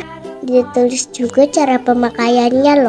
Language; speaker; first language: Indonesian; native; Indonesian